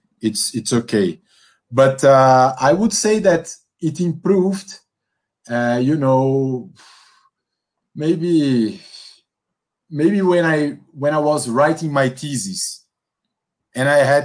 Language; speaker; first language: English; non-native, fluent; Portuguese